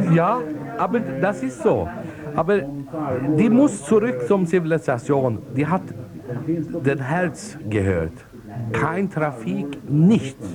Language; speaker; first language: German; non-native, fluent; Swedish